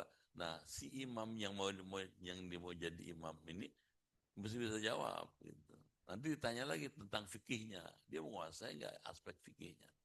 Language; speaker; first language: Indonesian; native; Indonesian